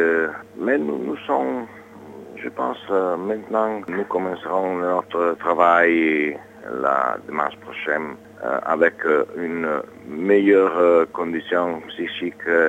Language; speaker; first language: French; non-native, learner; Italian